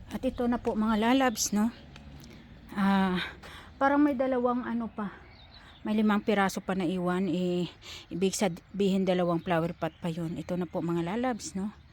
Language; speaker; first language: Filipino; native; Filipino